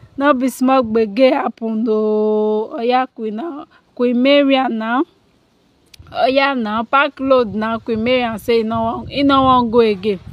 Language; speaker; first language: Nigerian Pidgin; non-native, local second language; Yoruba